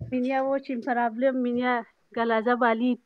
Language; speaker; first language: Russian; non-native, learner; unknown